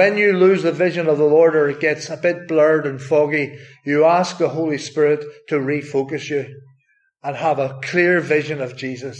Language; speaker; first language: English; native; English